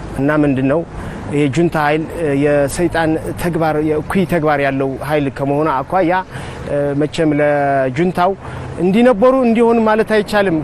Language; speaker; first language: Amharic; non-native, local second language; Tigrinya